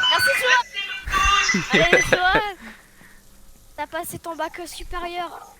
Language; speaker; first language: French; native; French